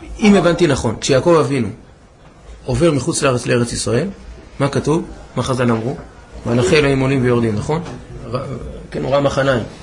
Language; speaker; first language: Hebrew; native; Hebrew